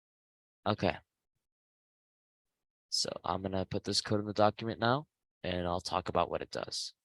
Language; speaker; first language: English; native; English